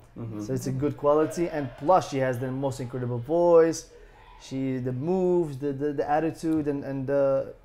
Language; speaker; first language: English; non-native, fluent; Arabic